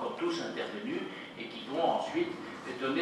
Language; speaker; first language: French; native; French